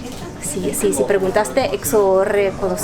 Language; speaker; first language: Spanish; non-native, fluent; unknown